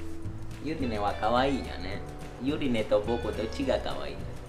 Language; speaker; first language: Japanese; non-native, fluent; Italian